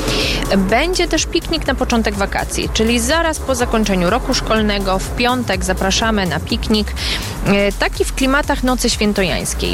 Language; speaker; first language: Polish; native; Polish